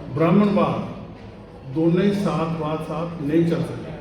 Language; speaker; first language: Hindi; non-native, local second language; Punjabi